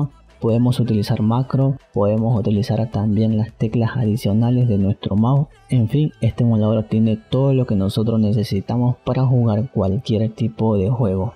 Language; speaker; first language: Spanish; native; Spanish